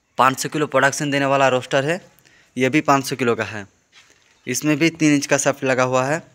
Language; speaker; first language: Hindi; non-native, local second language; Bangla